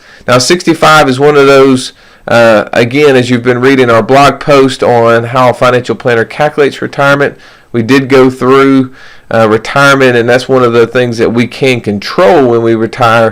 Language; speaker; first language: English; native; English